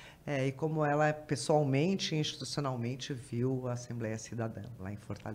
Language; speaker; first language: Portuguese; native; Portuguese